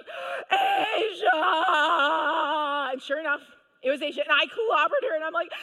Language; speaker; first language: English; native; English